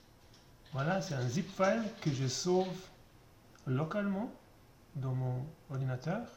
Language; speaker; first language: French; non-native, learner; German